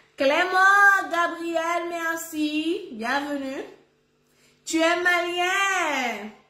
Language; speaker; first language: French; non-native, local second language; Haitian Creole